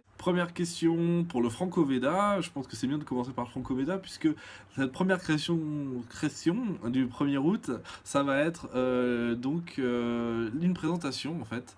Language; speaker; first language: French; native; French